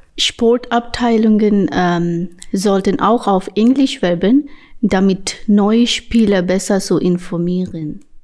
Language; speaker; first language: German; non-native, learner; Urdu